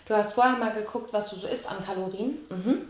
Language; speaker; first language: German; native; German